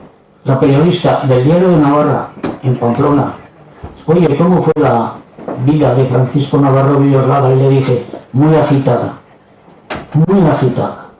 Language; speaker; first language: Spanish; native; Spanish